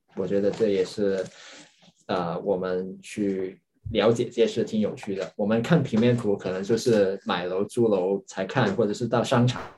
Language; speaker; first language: Chinese; non-native, local second language; Cantonese